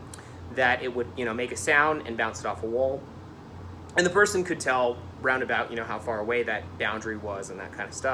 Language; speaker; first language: English; native; English